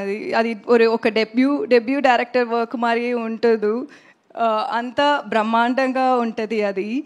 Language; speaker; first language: Telugu; non-native, learner; Tamil